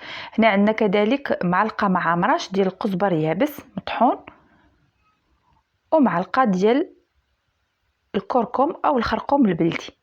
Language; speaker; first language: Arabic; native; Arabic